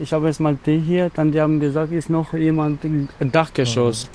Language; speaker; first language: German; non-native, learner; Albanian